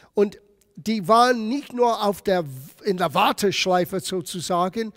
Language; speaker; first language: German; non-native, fluent; English